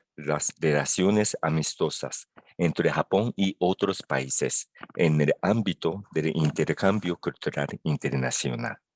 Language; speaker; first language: Spanish; non-native, fluent; Japanese